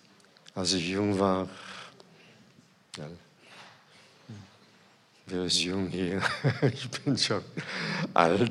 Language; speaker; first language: German; non-native, fluent; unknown